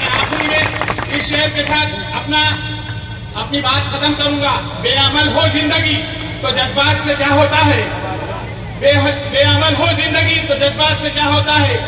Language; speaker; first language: Urdu; native; Urdu